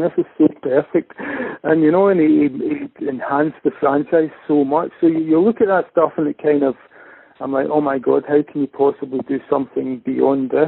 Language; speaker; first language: English; native; English